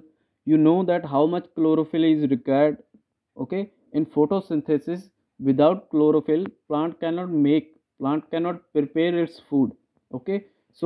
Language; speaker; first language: English; non-native, local second language; Punjabi